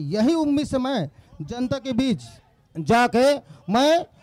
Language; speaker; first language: Hindi; native; Hindi